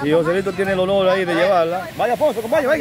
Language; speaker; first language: Spanish; native; Spanish